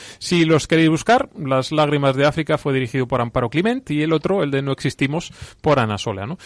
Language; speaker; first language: Spanish; native; Spanish